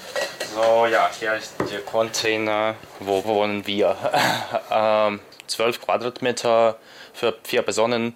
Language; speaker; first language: German; non-native, learner; Ukrainian